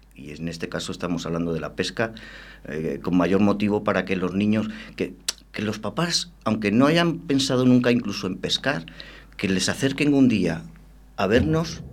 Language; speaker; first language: Spanish; native; Spanish